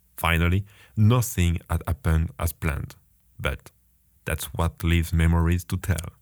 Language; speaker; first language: English; non-native, fluent; French